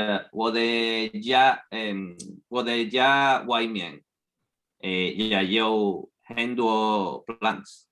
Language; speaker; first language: Chinese; non-native, learner; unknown